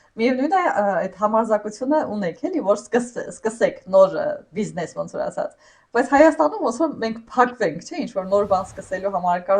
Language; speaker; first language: Armenian; native; Armenian